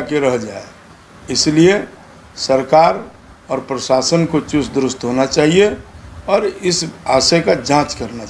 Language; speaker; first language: Hindi; native; Hindi